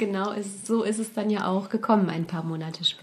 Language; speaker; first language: German; native; German